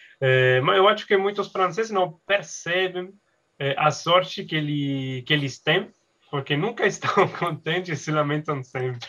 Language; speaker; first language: Portuguese; non-native, learner; Italian